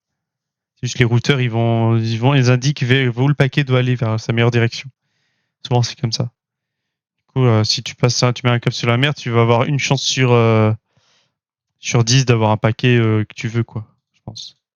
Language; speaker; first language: French; native; French